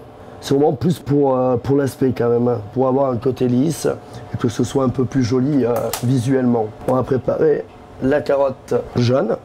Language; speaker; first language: French; native; French